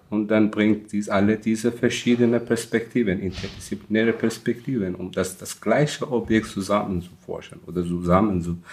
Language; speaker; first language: German; non-native, fluent; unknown